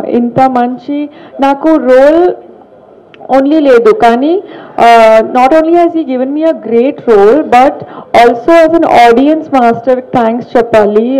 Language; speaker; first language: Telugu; non-native, learner; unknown